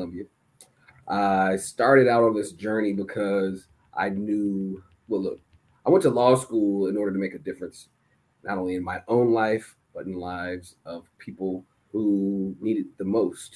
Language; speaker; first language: English; native; English